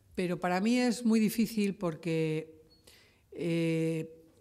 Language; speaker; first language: Spanish; native; Spanish